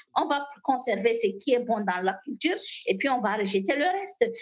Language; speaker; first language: French; non-native, local second language; Fula